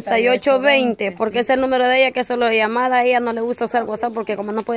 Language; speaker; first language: Spanish; native; Spanish